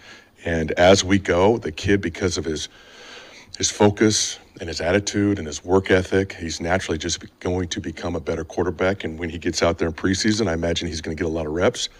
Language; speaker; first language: English; native; English